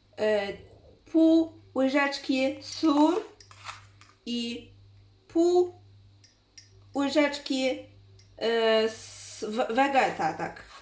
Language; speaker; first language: Polish; non-native, learner; Chinese